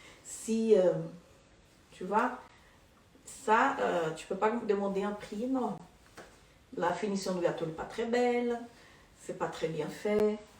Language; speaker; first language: French; non-native, fluent; Portuguese